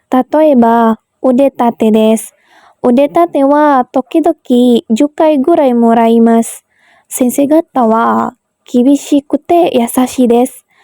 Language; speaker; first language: Japanese; non-native, learner; Indonesian